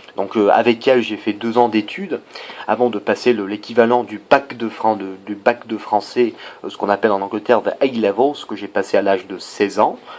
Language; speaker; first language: French; non-native, fluent; English